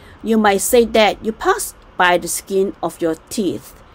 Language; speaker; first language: English; non-native, local second language; Cantonese